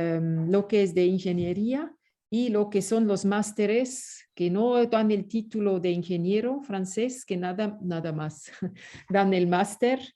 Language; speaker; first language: Spanish; non-native, fluent; French